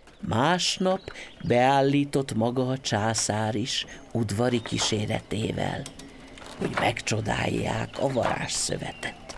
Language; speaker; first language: Hungarian; native; Hungarian